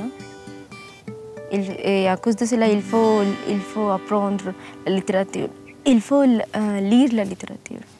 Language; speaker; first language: French; non-native, fluent; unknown